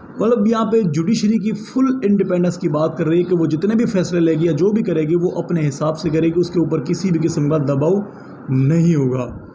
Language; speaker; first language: Urdu; non-native, local second language; Sindhi